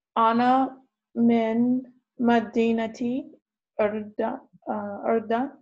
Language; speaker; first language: Arabic; non-native, learner; English